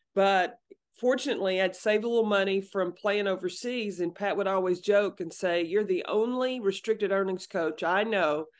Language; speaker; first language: English; native; English